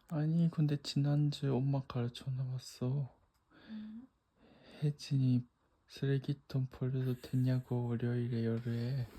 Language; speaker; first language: Korean; non-native, learner; Japanese